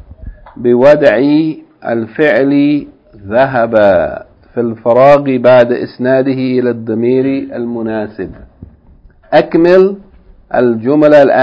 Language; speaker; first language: Arabic; non-native, fluent; English